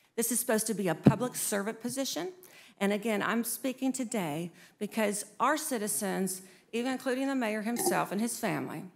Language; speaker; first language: English; native; English